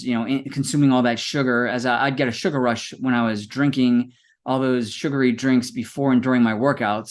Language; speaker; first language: English; native; English